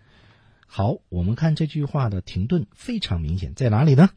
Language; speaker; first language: Chinese; native; Chinese